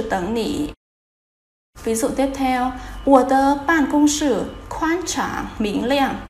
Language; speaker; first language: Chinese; non-native, fluent; Vietnamese